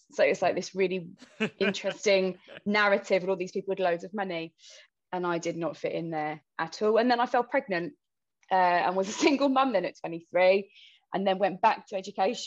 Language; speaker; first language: English; native; English